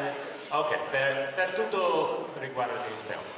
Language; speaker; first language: Italian; non-native, learner; English